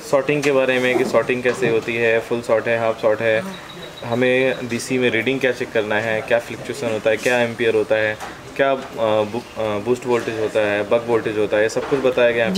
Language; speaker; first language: Hindi; native; Hindi